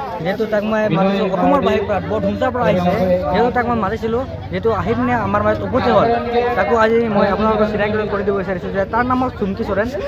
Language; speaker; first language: Assamese; non-native, local second language; Santali